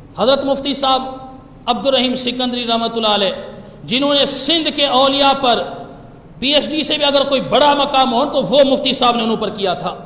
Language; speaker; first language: Urdu; non-native, local second language; Sindhi